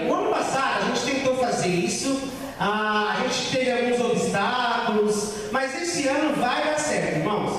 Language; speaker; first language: Portuguese; native; Portuguese